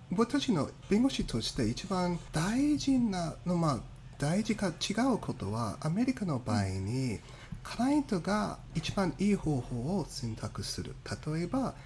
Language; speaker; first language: Japanese; non-native, fluent; English